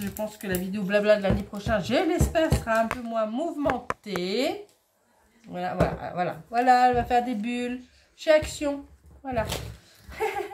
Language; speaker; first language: French; native; French